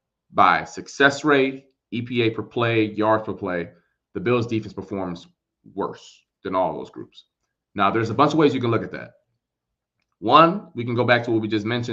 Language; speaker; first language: English; native; English